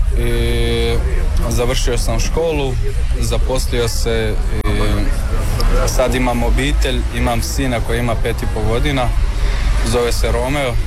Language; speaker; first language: Serbian; non-native, fluent; Kurdish